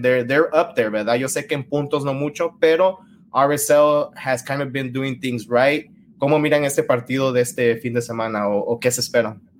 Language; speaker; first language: Spanish; early bilingual, heritage; Spanish